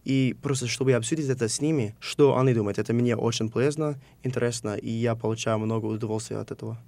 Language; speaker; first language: Russian; non-native, fluent; English